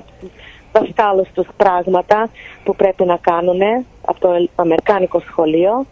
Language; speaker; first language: Greek; early bilingual, heritage; Greek